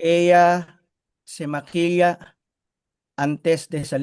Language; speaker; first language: Spanish; non-native, learner; Filipino